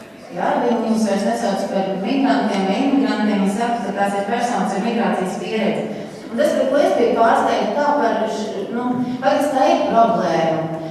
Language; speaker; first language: Latvian; native; Latvian